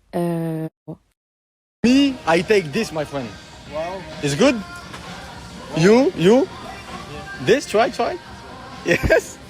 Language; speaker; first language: English; non-native, learner; French